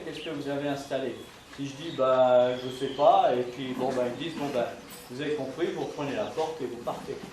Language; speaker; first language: French; native; French